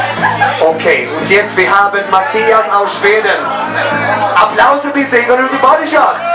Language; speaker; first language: German; non-native, learner; Swedish